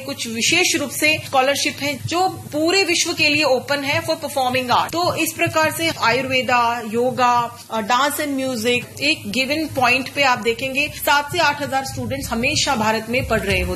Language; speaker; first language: Hindi; native; Hindi